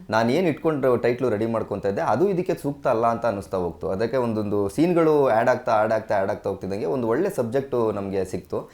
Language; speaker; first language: Kannada; native; Kannada